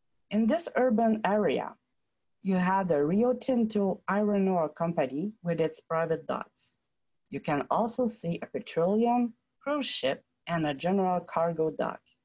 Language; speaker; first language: English; non-native, fluent; French